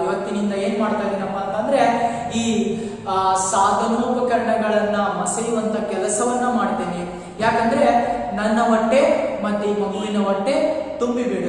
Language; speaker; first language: Kannada; native; Kannada